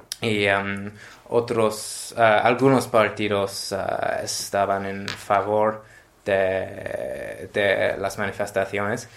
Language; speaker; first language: Spanish; non-native, learner; English